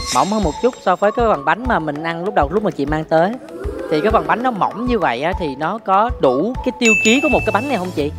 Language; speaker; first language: Vietnamese; native; Vietnamese